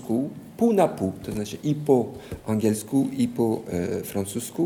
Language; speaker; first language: Polish; non-native, fluent; French